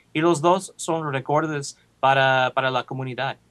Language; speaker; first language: Spanish; early bilingual, heritage; Spanish